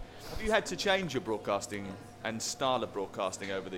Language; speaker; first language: English; native; English